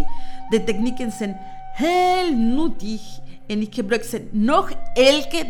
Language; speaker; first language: Dutch; non-native, fluent; Spanish